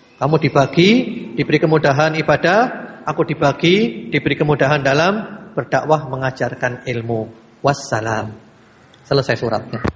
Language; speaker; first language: Indonesian; native; Indonesian